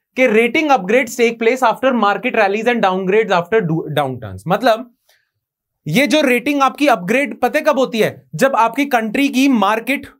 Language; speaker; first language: Hindi; native; Hindi